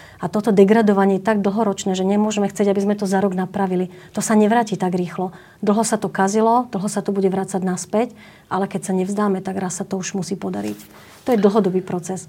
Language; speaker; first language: Slovak; native; Slovak